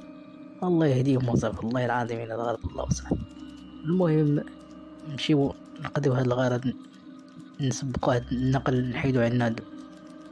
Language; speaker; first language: Arabic; native; Arabic